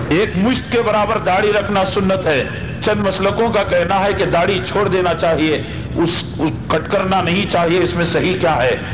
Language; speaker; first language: Urdu; native; Urdu